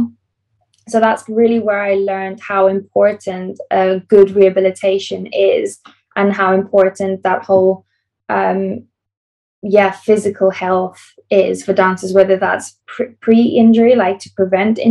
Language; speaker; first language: English; native; English